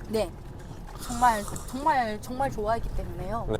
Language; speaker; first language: Korean; native; Korean